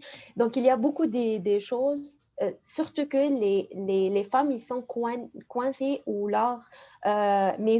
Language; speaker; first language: French; non-native, fluent; Arabic